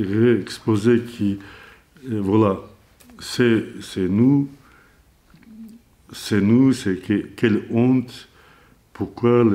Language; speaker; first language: French; non-native, learner; Azerbaijani